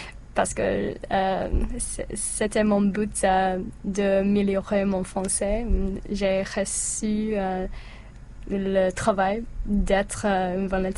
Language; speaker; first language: French; non-native, learner; English